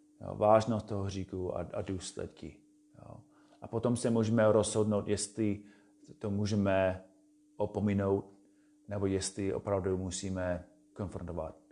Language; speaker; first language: Czech; non-native, fluent; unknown